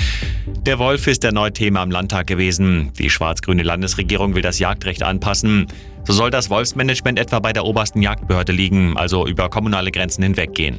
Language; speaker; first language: German; native; German